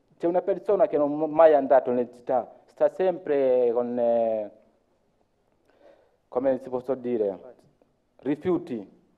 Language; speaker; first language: Italian; non-native, learner; Luo (Kenya and Tanzania)